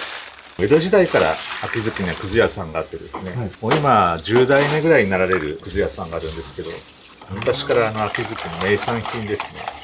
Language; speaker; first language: Japanese; native; Japanese